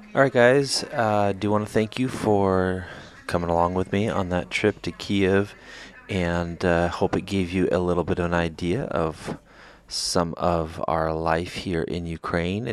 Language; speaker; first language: English; native; English